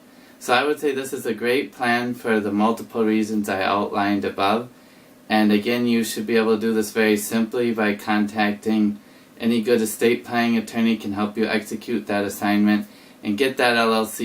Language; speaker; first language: English; native; English